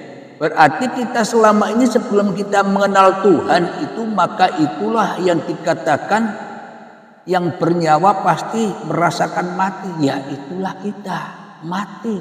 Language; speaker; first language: Indonesian; native; Indonesian